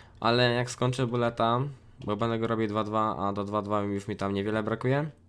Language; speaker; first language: Polish; native; Polish